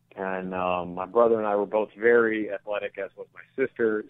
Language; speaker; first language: English; native; English